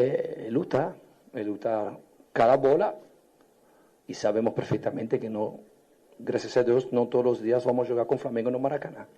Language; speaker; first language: Portuguese; non-native, learner; Spanish